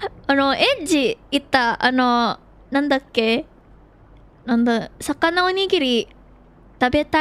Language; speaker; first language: Japanese; non-native, learner; Filipino